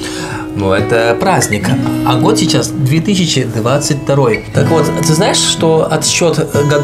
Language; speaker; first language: Russian; native; Russian